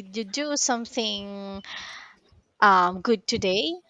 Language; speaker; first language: English; non-native, local second language; Filipino